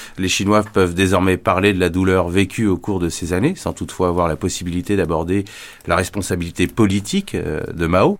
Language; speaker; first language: French; native; French